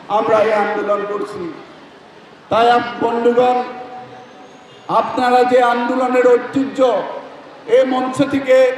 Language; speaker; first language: Bangla; non-native, learner; Assamese